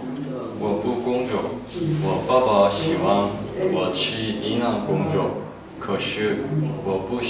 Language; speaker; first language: Chinese; non-native, learner; Korean